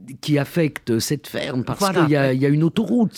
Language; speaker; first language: French; native; French